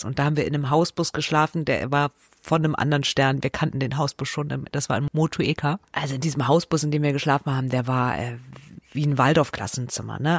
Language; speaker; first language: German; native; German